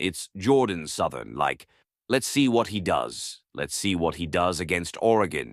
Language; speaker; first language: English; native; English